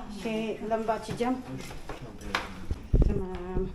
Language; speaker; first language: Turkish; non-native, learner; Filipino